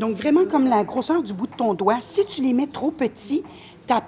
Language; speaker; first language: French; native; French